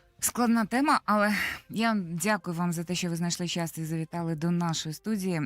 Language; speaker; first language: Ukrainian; native; Ukrainian